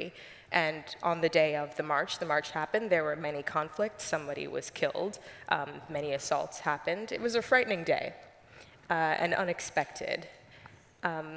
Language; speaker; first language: English; native; English